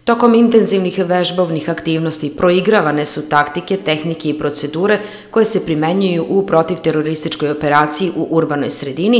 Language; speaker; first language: Serbian; native; Serbian